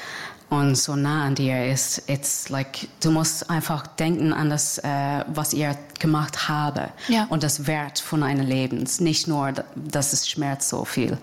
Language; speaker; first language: German; non-native, fluent; English